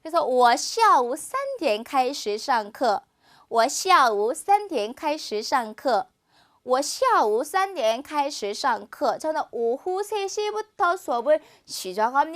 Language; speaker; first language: Chinese; non-native, fluent; Korean